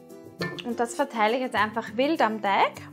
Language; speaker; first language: German; native; German